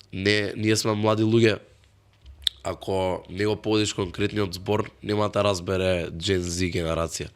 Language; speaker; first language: Macedonian; native; Macedonian